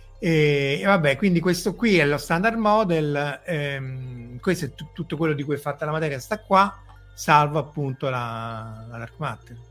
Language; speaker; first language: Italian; native; Italian